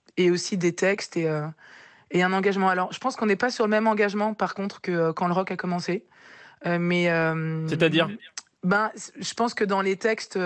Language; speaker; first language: French; native; French